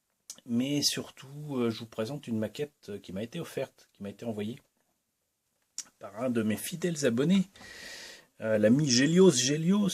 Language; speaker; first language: French; native; French